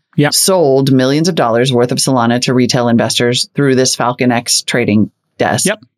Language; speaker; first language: English; native; English